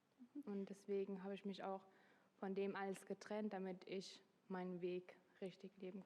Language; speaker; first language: German; early bilingual, other home language; Turkish